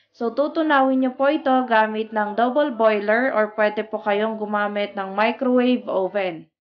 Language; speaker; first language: Filipino; native; Filipino